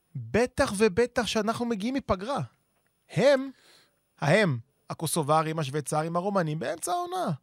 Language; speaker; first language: Hebrew; native; Hebrew